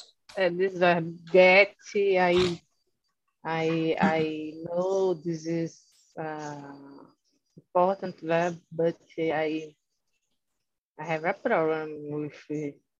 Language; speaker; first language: English; non-native, learner; Portuguese